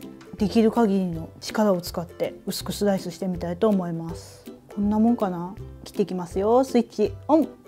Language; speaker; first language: Japanese; native; Japanese